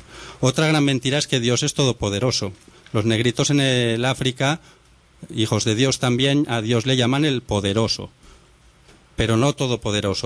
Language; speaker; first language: Spanish; native; Spanish